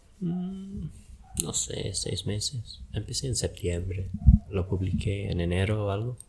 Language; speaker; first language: Spanish; non-native, fluent; English